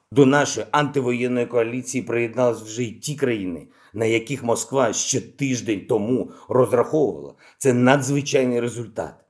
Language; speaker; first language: Ukrainian; non-native, local second language; Russian